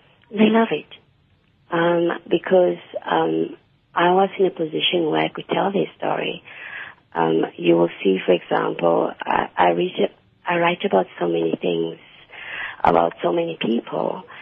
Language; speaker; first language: English; non-native, local second language; Afrikaans